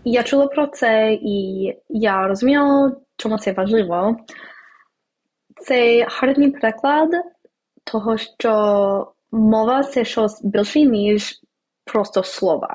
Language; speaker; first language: Ukrainian; non-native, learner; English